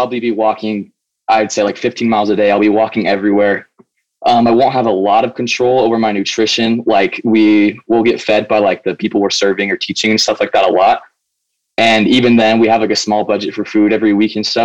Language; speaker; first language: English; native; English